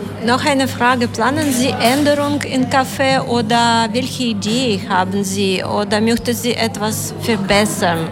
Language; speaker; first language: German; non-native, learner; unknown